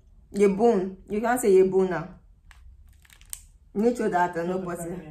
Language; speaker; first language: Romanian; non-native, learner; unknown